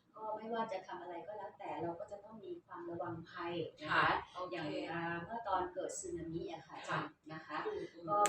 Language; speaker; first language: Thai; native; Thai